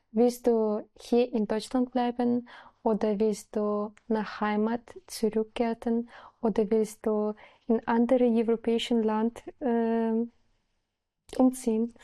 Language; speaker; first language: German; non-native, learner; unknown